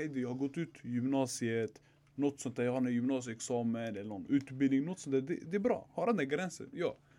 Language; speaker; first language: Swedish; early bilingual, other home language; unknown